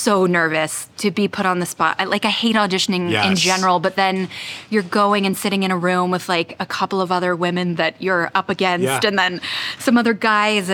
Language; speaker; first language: English; native; English